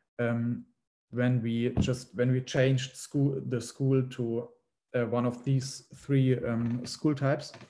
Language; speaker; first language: English; non-native, fluent; German